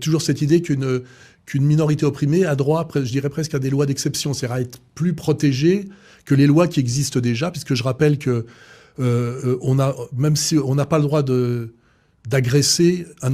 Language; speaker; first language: French; native; French